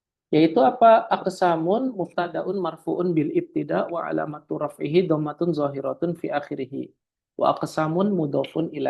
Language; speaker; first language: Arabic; non-native, fluent; Indonesian